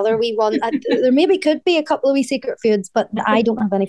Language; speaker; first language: English; native; English